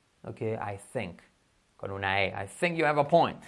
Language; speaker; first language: English; non-native, fluent; Spanish